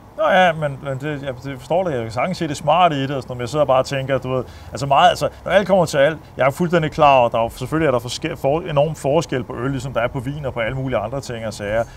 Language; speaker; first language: Danish; native; Danish